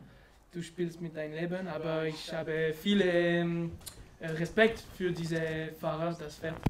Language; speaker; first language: German; non-native, learner; French